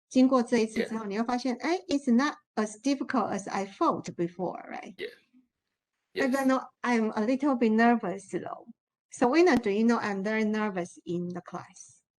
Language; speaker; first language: English; non-native, fluent; Chinese